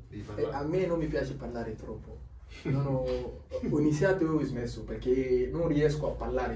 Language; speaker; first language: Italian; non-native, learner; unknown